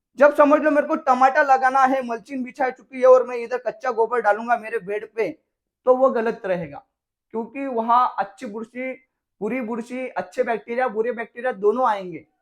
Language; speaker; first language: Hindi; non-native, local second language; Marathi